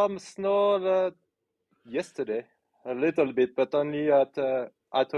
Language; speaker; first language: English; non-native, learner; French